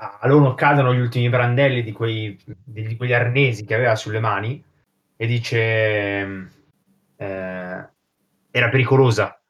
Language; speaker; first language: Italian; native; Italian